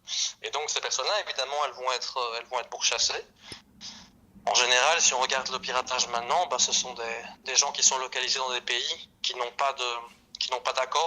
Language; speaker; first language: French; native; French